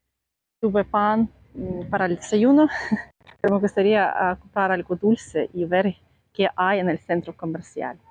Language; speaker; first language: Spanish; non-native, fluent; Russian